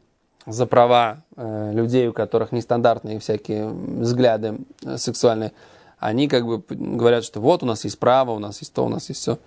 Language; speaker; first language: Russian; native; Russian